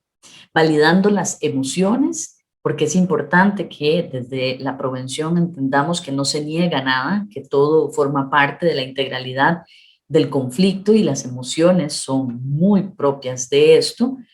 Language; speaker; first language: Spanish; native; Spanish